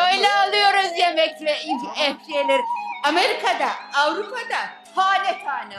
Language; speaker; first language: Turkish; native; Turkish